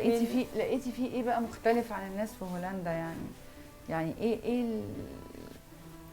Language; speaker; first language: Arabic; native; Arabic